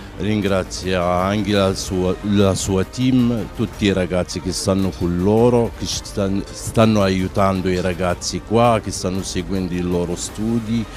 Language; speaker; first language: Italian; non-native, fluent; Arabic